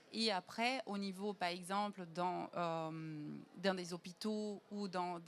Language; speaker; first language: French; non-native, fluent; Portuguese